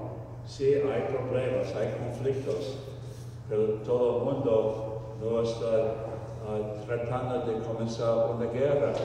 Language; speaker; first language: Spanish; non-native, fluent; English